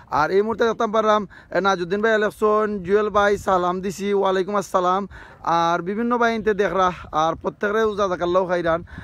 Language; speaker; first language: Bangla; native; Bangla